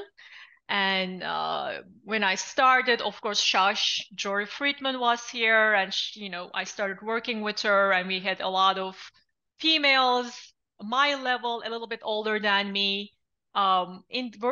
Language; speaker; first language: English; non-native, fluent; Turkish